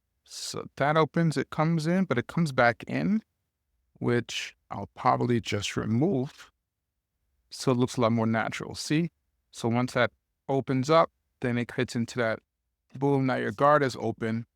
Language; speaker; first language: English; native; English